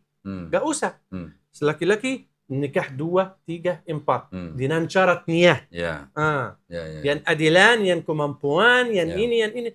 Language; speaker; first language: Indonesian; non-native, learner; Arabic